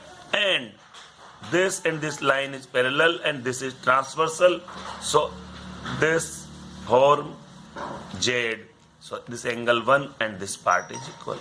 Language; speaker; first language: English; non-native, local second language; Hindi